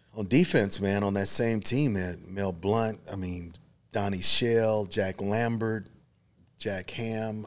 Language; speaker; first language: English; native; English